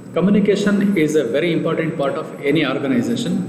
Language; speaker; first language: English; non-native, local second language; Kannada